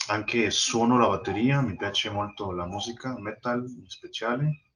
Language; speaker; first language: Italian; non-native, learner; Spanish